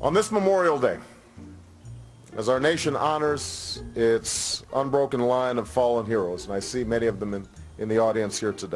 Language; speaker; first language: English; native; English